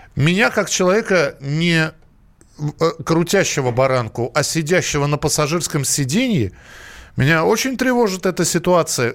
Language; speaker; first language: Russian; native; Russian